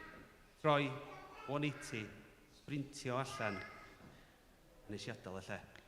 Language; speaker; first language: Welsh; native; Welsh